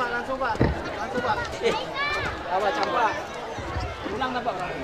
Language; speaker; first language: Malay; native; Malay